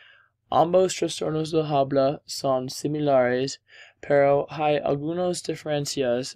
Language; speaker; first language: Spanish; non-native, learner; English